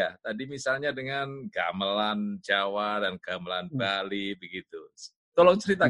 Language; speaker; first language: Indonesian; native; Indonesian